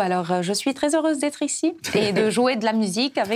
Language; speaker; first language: French; non-native, fluent; Arabic